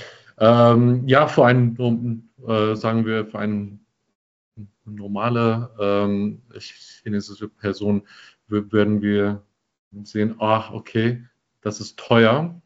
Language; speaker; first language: German; non-native, fluent; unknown